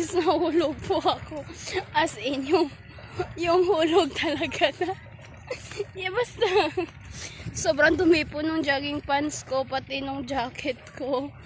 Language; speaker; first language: Filipino; non-native, local second language; Hiligaynon